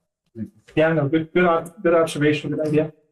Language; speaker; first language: English; native; English